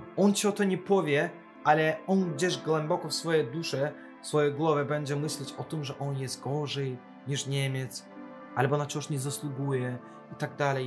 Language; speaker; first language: Polish; non-native, fluent; Azerbaijani